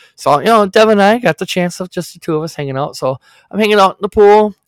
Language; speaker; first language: English; native; English